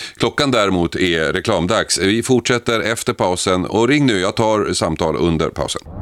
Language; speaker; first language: Swedish; native; Swedish